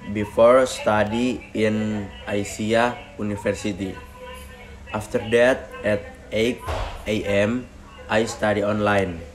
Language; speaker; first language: English; non-native, learner; Indonesian